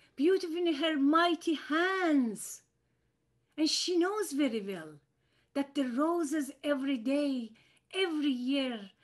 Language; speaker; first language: English; non-native, fluent; Persian